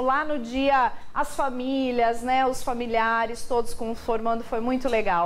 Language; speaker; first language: Portuguese; native; Portuguese